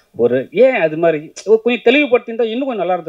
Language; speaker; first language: Tamil; native; Tamil